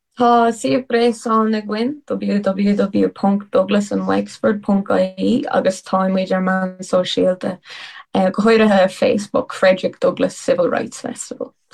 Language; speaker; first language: Irish; non-native, local second language; English